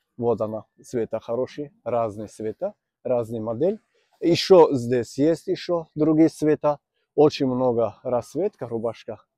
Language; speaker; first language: Russian; non-native, learner; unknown